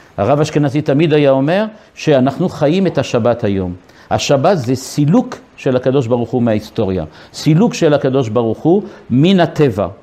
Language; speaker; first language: Hebrew; non-native, fluent; French